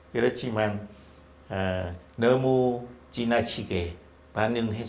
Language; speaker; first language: Korean; non-native, fluent; Vietnamese